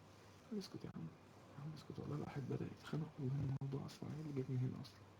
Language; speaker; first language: Arabic; native; Arabic